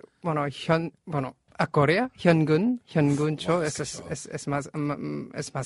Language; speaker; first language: Catalan; non-native, learner; Korean